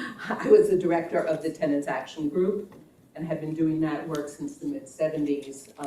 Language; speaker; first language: English; native; English